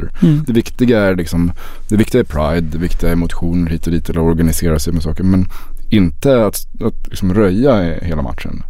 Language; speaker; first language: Swedish; native; Swedish